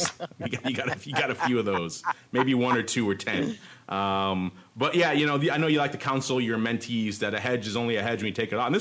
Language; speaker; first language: English; native; English